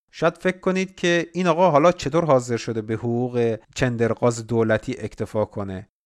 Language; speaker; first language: Persian; native; Persian